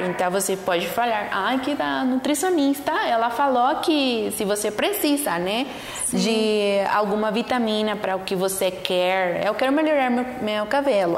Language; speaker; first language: Portuguese; non-native, learner; Spanish